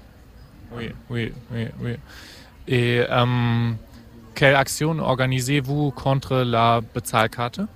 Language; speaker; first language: French; non-native, fluent; German